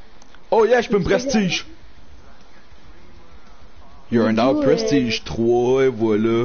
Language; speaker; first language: French; native; French